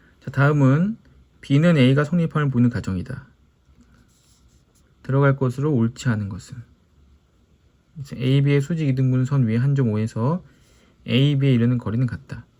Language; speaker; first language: Korean; native; Korean